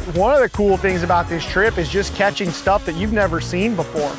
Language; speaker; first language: English; native; English